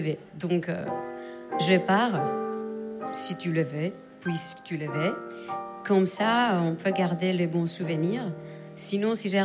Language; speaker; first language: French; non-native, fluent; Greek